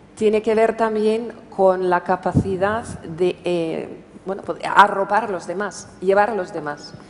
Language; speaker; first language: Spanish; non-native, fluent; English